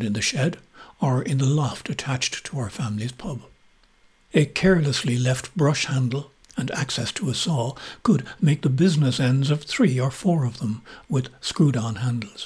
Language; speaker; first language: English; native; English